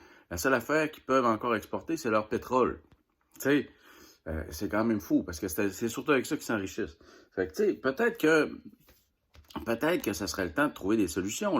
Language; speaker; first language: French; native; French